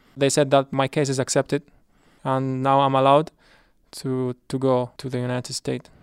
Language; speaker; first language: English; non-native, fluent; Arabic